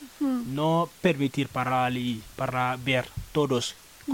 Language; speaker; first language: Spanish; non-native, learner; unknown